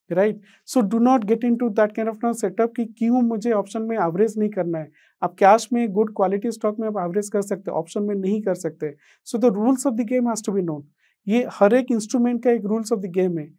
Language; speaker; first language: Hindi; non-native, local second language; Odia